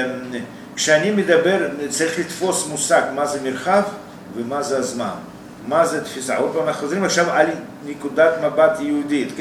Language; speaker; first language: Hebrew; non-native, fluent; Russian